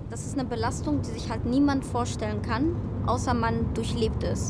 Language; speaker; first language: German; early bilingual, other home language; Persian